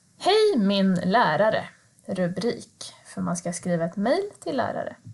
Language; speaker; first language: Swedish; native; Swedish